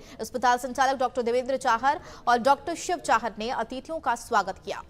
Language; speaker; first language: Hindi; native; Hindi